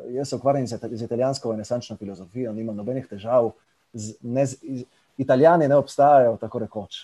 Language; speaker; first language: Slovenian; native; Slovenian